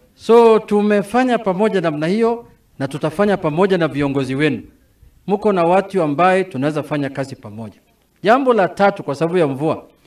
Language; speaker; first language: Swahili; non-native, local second language; Somali